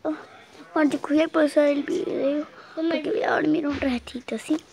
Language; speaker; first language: Spanish; native; Spanish